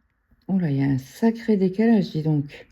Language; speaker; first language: French; native; French